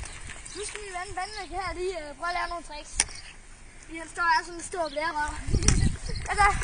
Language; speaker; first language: Danish; native; Danish